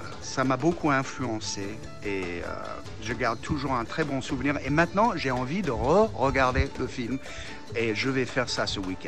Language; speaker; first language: French; non-native, fluent; English